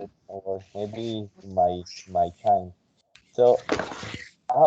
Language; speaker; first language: English; non-native, fluent; Spanish